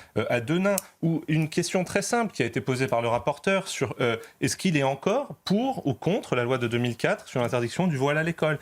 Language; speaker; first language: French; native; French